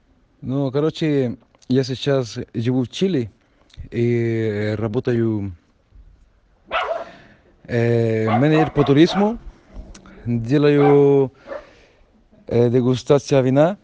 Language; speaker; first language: Russian; non-native, learner; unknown